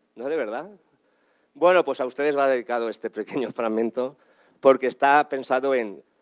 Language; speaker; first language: Spanish; native; Spanish